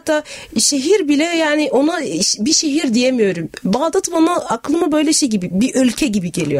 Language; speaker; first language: Turkish; non-native, fluent; Arabic